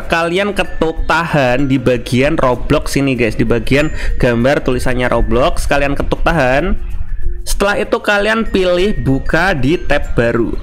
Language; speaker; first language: Indonesian; native; Indonesian